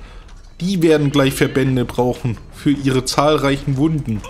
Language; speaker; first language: German; native; German